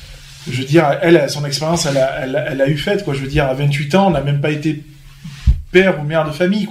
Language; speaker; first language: French; native; French